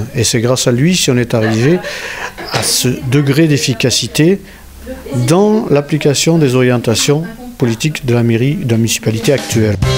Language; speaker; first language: French; native; French